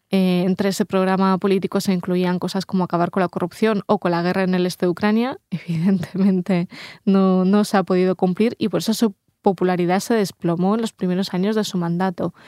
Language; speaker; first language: Spanish; early bilingual, other home language; Russian